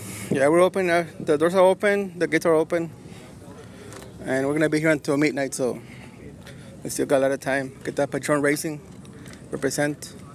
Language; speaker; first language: English; early bilingual, other home language; Spanish